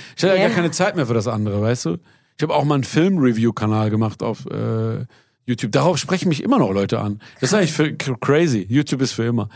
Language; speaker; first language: German; early bilingual, other home language; Persian